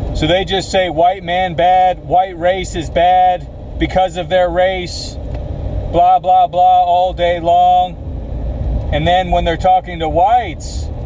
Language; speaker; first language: English; native; English